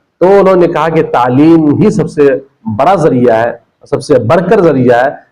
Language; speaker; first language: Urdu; native; Urdu